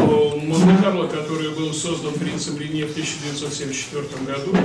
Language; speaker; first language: Russian; native; Russian